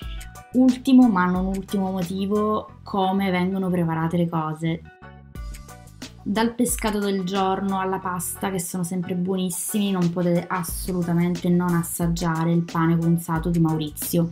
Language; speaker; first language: Italian; native; Italian